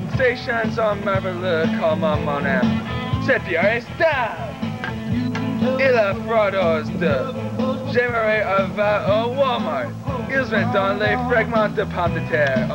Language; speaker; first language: French; non-native, learner; English